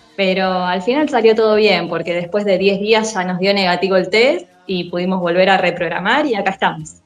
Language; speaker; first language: Spanish; native; Spanish